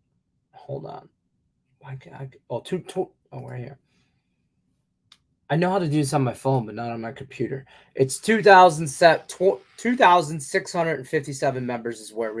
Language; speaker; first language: English; native; English